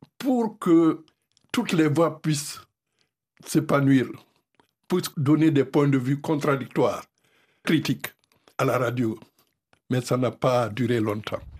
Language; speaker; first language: French; non-native, local second language; Fula